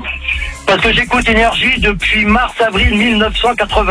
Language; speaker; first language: French; native; French